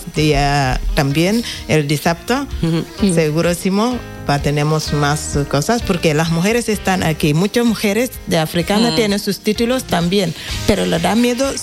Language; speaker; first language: Spanish; non-native, learner; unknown